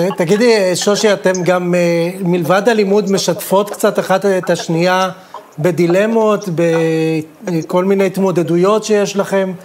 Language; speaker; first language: Hebrew; native; Hebrew